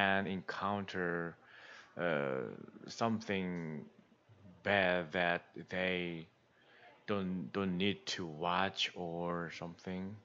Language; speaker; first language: English; non-native, learner; Korean